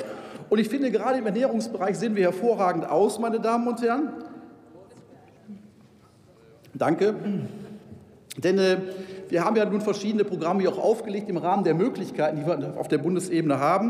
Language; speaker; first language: German; native; German